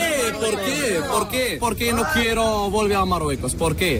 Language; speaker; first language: Spanish; non-native, learner; Arabic